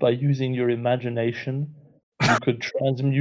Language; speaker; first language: English; native; English